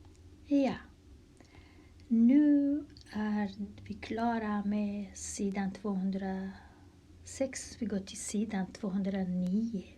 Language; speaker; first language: Swedish; non-native, fluent; Kurdish